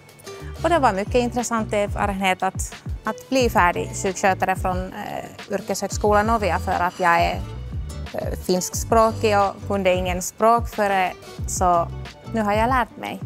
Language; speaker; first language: Swedish; non-native, local second language; Finnish